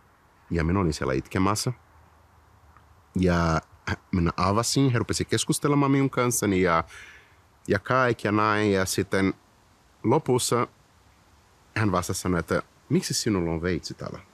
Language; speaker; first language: Finnish; non-native, fluent; Portuguese